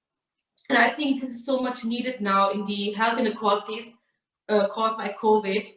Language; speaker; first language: English; early bilingual, other home language; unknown